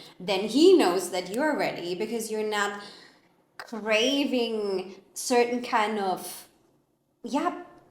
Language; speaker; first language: English; non-native, fluent; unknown